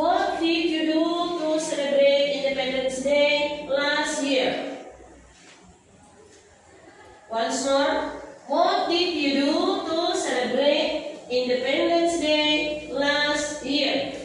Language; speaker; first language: English; non-native, fluent; Indonesian